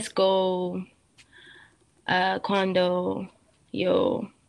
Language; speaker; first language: Spanish; non-native, learner; English